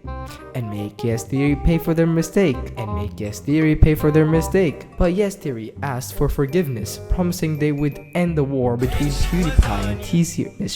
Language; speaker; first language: English; native; English